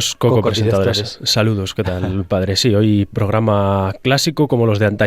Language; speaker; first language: Spanish; native; Spanish